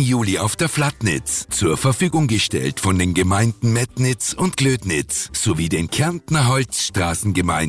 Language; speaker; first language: German; native; German